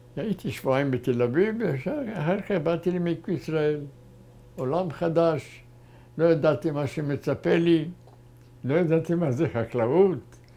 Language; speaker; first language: Hebrew; non-native, fluent; German